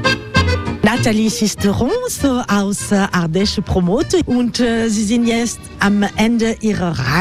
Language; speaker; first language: German; non-native, learner; French